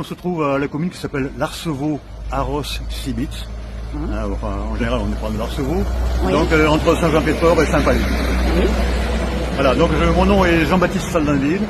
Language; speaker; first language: French; native; French